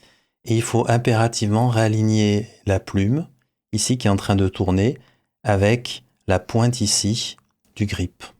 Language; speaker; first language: French; native; French